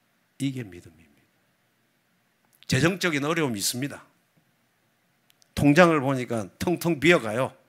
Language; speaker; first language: Korean; native; Korean